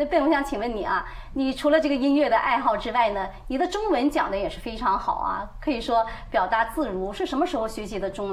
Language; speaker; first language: Chinese; native; Chinese